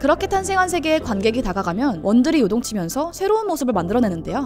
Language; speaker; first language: Korean; native; Korean